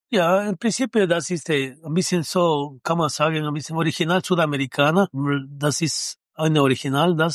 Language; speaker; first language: German; non-native, learner; Spanish